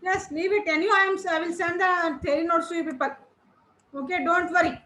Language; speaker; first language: English; non-native, local second language; Kannada